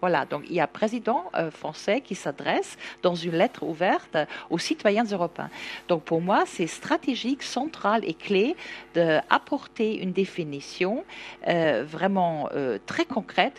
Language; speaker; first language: French; non-native, fluent; German